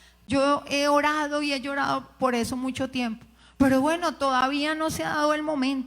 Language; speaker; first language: Spanish; native; Spanish